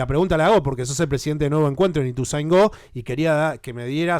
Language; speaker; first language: Spanish; native; Spanish